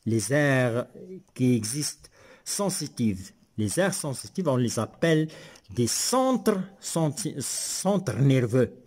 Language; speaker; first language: French; non-native, local second language; Arabic